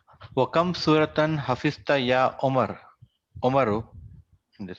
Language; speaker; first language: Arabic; non-native, learner; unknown